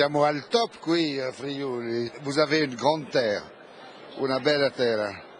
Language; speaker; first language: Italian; non-native, learner; French